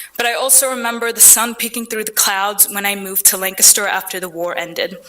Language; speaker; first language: English; early bilingual, other home language; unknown